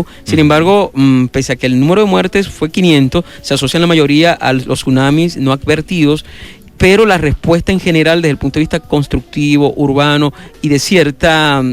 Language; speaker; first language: Spanish; native; Spanish